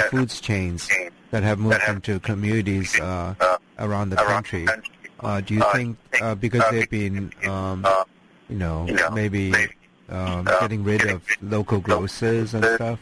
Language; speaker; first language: English; non-native, local second language; Cantonese